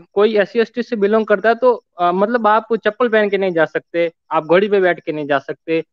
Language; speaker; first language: Hindi; native; Hindi